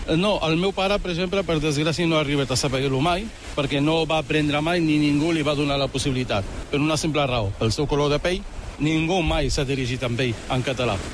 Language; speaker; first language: Catalan; early bilingual, other home language; Arabic